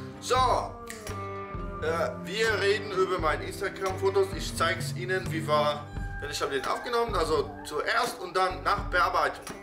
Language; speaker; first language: German; non-native, fluent; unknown